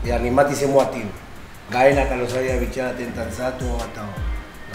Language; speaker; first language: Indonesian; non-native, learner; Spanish